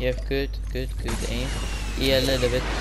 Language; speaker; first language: English; non-native, learner; German